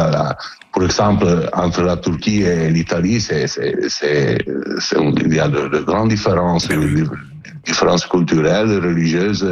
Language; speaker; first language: French; non-native, learner; Italian